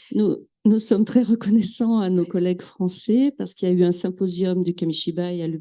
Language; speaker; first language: French; non-native, fluent; Slovenian